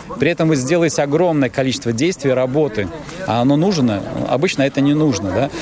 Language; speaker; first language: Russian; native; Russian